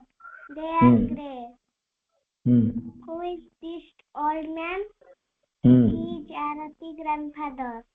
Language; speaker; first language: English; non-native, learner; Odia